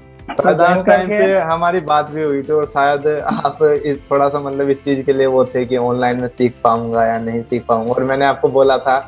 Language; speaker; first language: Hindi; native; Hindi